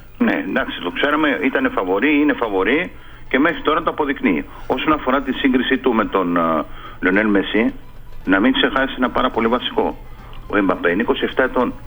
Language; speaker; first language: Greek; non-native, fluent; Spanish